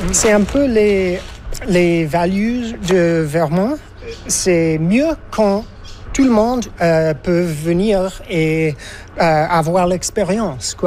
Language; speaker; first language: French; non-native, fluent; English